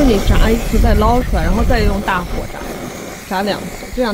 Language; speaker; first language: Chinese; native; Chinese